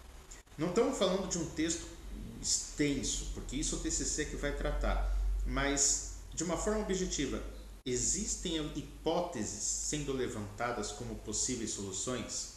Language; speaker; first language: Portuguese; native; Portuguese